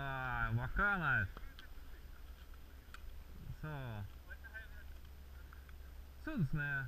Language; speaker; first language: Japanese; non-native, learner; Russian